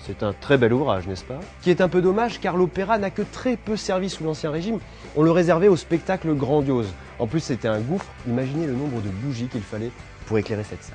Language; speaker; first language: French; native; French